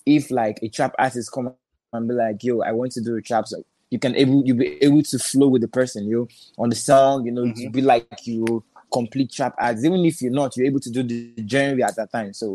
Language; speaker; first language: English; non-native, local second language; Igbo